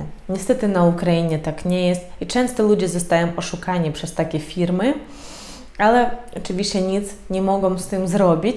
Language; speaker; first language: Polish; non-native, fluent; Ukrainian